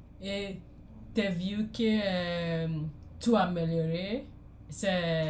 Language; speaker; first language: French; non-native, learner; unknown